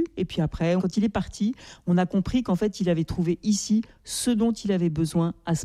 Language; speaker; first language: French; native; French